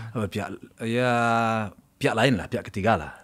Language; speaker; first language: Indonesian; native; Indonesian